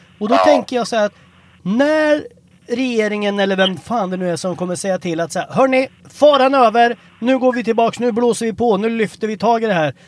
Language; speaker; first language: Swedish; native; Swedish